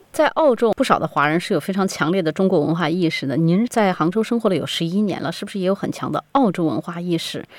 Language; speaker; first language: Chinese; native; Chinese